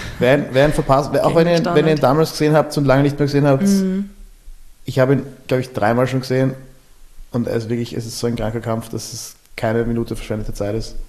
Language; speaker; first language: German; native; German